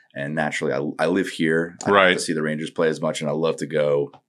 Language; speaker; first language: English; native; English